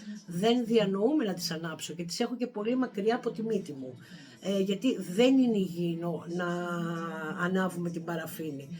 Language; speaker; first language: Greek; native; Greek